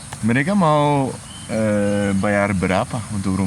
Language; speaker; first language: Indonesian; non-native, learner; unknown